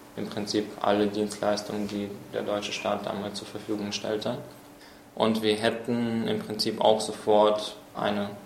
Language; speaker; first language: German; early bilingual, other home language; Russian